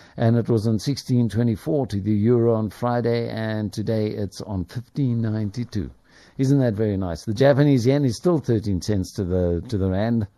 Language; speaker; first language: English; native; English